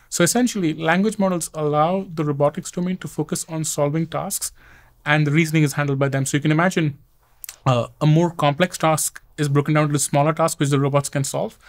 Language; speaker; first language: English; non-native, local second language; Hindi